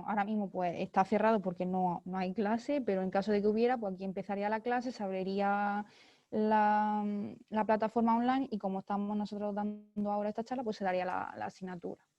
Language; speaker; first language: Spanish; native; Spanish